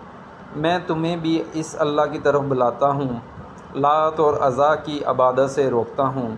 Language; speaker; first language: Urdu; native; Urdu